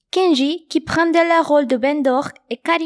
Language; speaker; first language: French; non-native, learner; Spanish